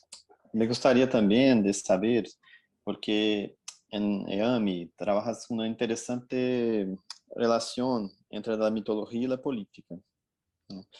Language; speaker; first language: Spanish; non-native, fluent; Portuguese